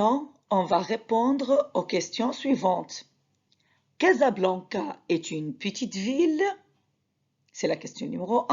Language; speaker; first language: French; non-native, fluent; Arabic